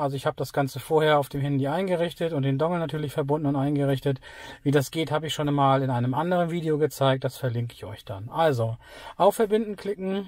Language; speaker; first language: German; native; German